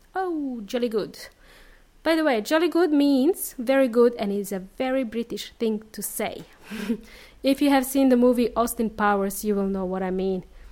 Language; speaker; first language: English; native; English